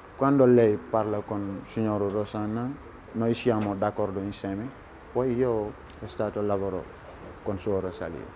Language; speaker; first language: Italian; non-native, learner; Wolof